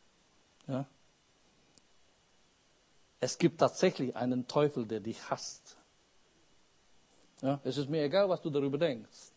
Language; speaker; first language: German; non-native, fluent; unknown